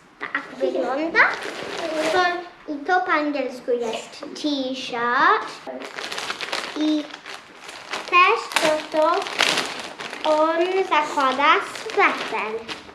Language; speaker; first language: Polish; early bilingual, heritage; Polish